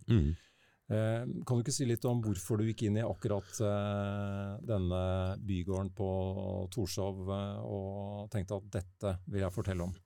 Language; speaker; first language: Norwegian; native; Norwegian